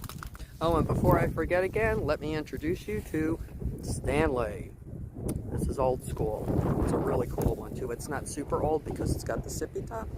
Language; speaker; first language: English; native; English